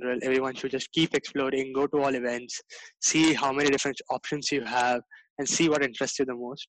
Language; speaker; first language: English; non-native, local second language; Gujarati